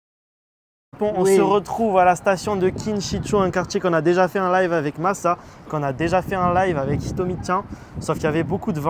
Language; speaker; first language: French; native; French